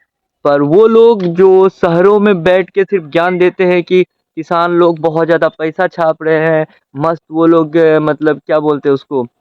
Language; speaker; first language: Hindi; native; Hindi